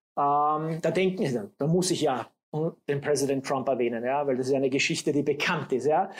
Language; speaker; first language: German; early bilingual, other home language; English